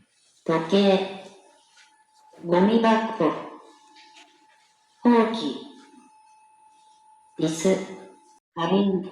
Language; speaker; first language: Japanese; non-native, learner; Indonesian